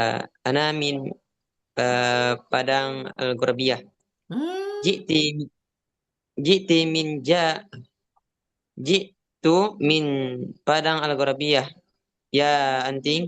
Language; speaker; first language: Arabic; non-native, learner; Indonesian